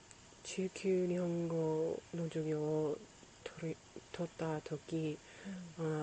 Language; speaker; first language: Japanese; non-native, learner; English